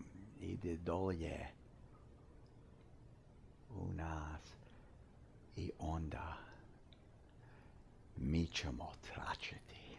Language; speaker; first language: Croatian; early bilingual, heritage; English